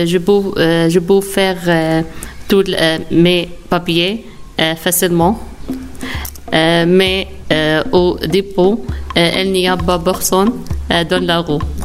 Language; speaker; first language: French; non-native, learner; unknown